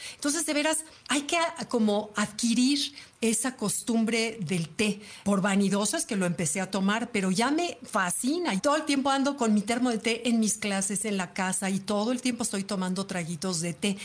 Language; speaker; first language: Spanish; native; Spanish